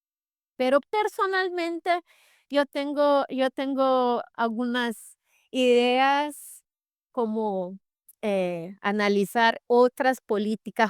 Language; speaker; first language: Spanish; non-native, fluent; Portuguese